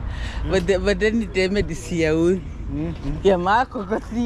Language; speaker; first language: Danish; non-native, learner; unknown